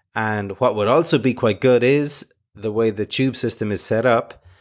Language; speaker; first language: English; native; English